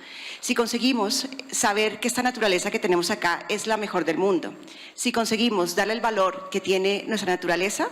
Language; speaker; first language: Spanish; native; Spanish